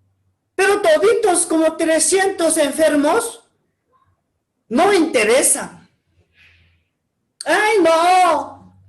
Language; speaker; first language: Spanish; non-native, learner; Korean